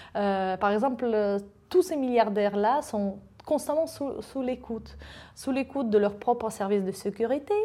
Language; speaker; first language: French; non-native, fluent; Russian